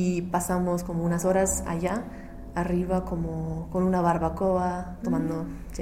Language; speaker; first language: Spanish; non-native, fluent; English